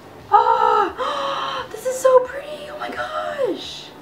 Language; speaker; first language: English; native; English